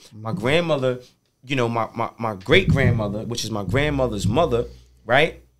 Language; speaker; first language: English; native; English